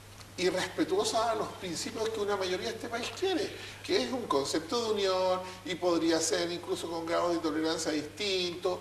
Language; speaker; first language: Spanish; native; Spanish